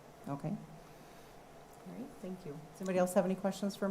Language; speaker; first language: English; native; English